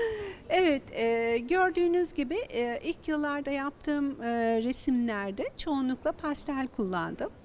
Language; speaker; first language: Turkish; native; Turkish